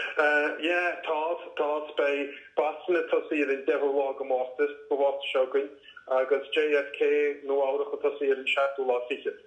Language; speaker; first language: Irish; native; Irish